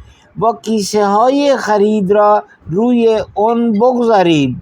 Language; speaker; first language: Persian; non-native, fluent; Urdu